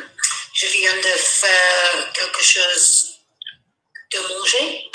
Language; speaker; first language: French; non-native, learner; English